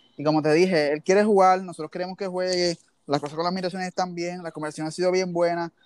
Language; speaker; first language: Spanish; native; Spanish